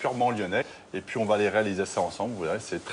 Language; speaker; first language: French; native; French